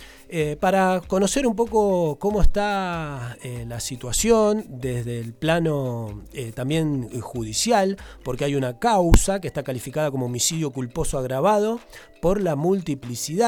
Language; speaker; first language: Spanish; native; Spanish